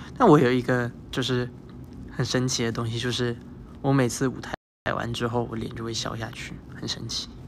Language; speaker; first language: Chinese; early bilingual, heritage; Chinese